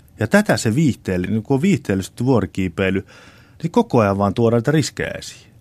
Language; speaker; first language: Finnish; native; Finnish